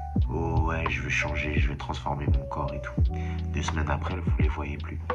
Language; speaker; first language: French; native; French